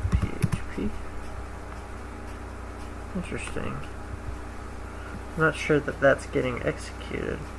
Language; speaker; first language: English; native; English